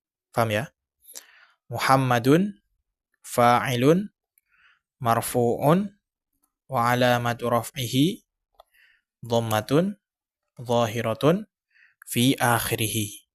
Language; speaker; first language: Arabic; non-native, fluent; Indonesian